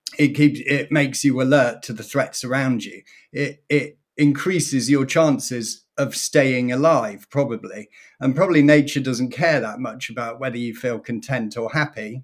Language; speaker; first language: English; native; English